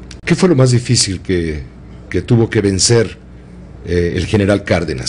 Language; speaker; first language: Spanish; native; Spanish